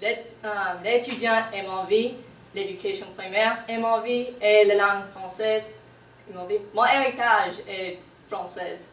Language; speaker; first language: French; non-native, learner; English